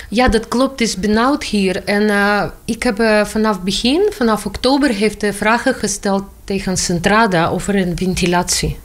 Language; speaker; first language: Dutch; non-native, learner; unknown